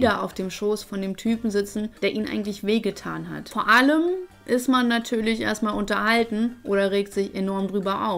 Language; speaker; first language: German; native; German